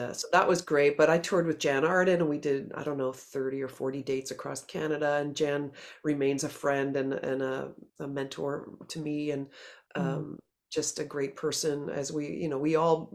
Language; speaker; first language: English; native; English